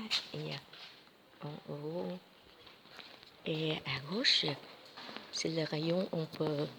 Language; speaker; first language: French; non-native, learner; Vietnamese